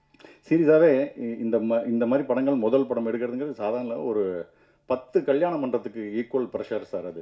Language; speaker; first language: Tamil; native; Tamil